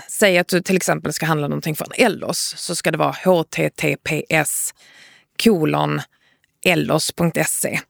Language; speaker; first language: Swedish; native; Swedish